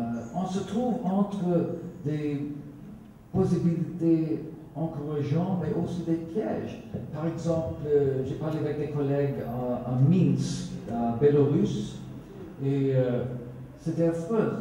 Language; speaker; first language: French; non-native, fluent; Swedish